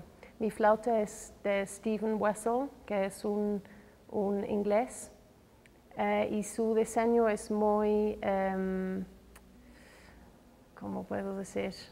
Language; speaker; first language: Spanish; non-native, fluent; English